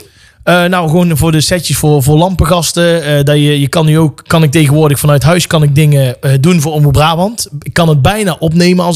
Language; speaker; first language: Dutch; native; Dutch